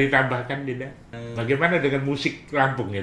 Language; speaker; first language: Indonesian; native; Indonesian